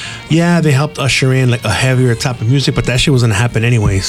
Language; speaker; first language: English; early bilingual, other home language; Spanish